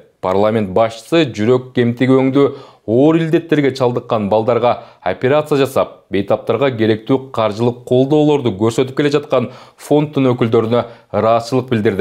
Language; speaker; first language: Kyrgyz; native; Kyrgyz